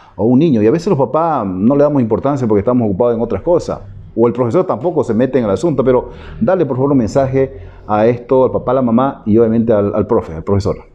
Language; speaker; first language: Spanish; native; Spanish